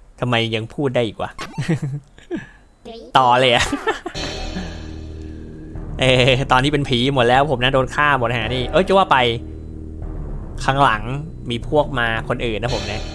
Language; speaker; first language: Thai; native; Thai